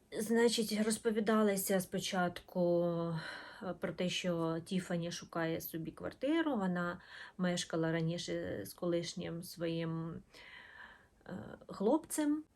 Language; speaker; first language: Ukrainian; non-native, local second language; Russian